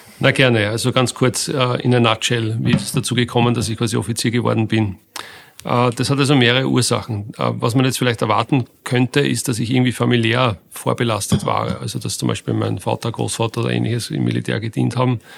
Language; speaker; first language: German; native; German